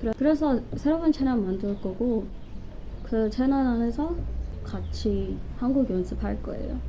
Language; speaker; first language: Korean; non-native, learner; English